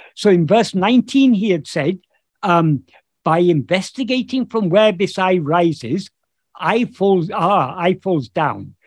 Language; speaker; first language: English; native; English